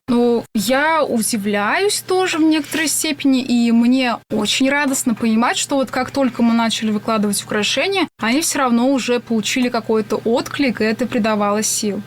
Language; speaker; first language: Russian; non-native, local second language; Chuvash